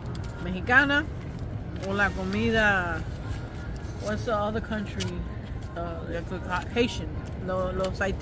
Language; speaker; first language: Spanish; non-native, learner; English